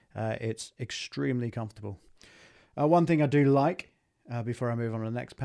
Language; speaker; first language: English; native; English